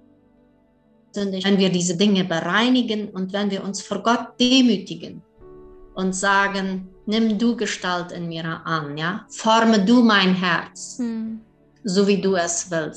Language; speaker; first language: German; early bilingual, heritage; German